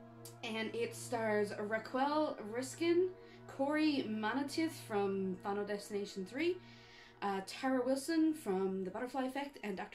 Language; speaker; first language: English; native; English